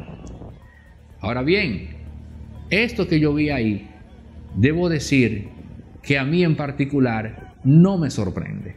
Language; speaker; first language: Spanish; native; Spanish